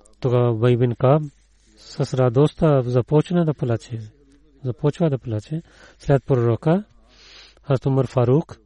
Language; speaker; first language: Bulgarian; non-native, learner; Urdu